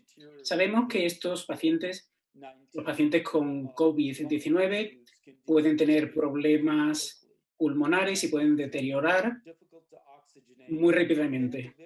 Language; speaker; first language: Spanish; non-native, fluent; Turkish